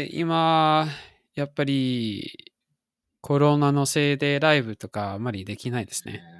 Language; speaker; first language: Japanese; non-native, fluent; English